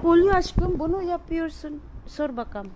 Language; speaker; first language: Turkish; non-native, learner; Filipino